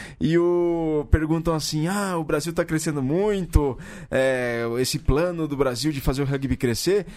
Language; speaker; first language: Portuguese; native; Portuguese